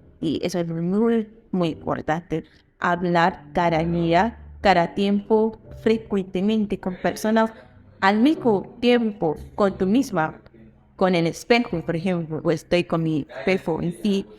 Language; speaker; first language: Spanish; non-native, fluent; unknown